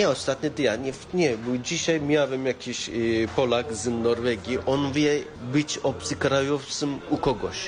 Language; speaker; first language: Polish; non-native, learner; Turkish